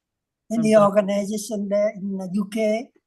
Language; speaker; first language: English; non-native, learner; Vietnamese